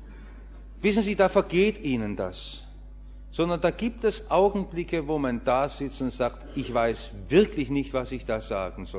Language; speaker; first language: German; native; German